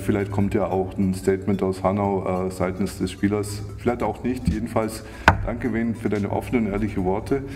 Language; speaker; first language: German; native; German